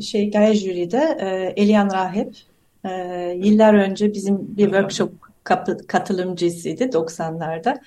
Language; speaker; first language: Turkish; non-native, fluent; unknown